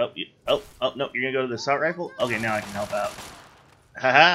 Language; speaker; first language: English; native; English